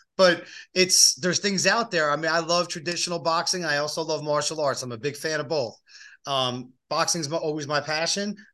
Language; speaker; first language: English; native; English